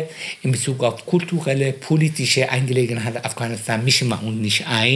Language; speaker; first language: German; non-native, fluent; Persian